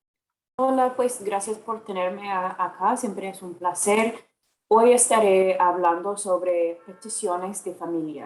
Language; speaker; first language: Spanish; non-native, fluent; English